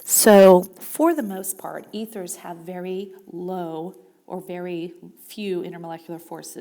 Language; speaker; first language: English; native; English